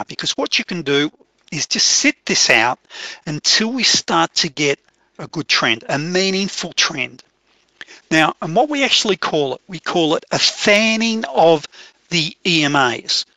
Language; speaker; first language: English; native; English